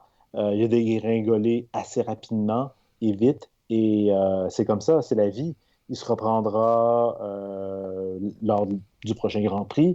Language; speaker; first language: French; native; French